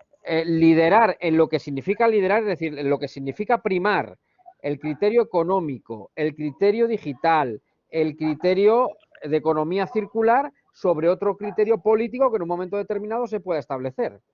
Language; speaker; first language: Spanish; native; Spanish